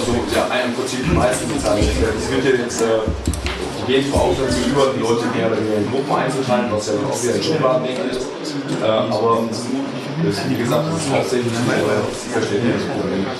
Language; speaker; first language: German; native; German